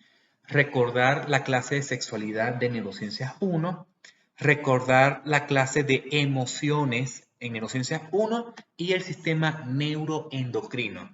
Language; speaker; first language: Spanish; native; Spanish